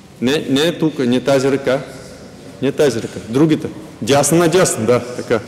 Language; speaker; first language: Bulgarian; non-native, learner; Russian